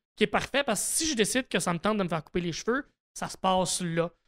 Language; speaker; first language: French; native; French